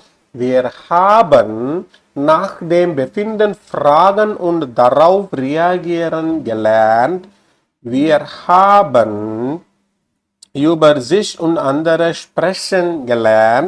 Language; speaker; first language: German; non-native, learner; Tamil